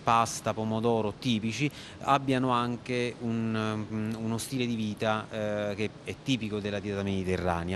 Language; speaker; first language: Italian; native; Italian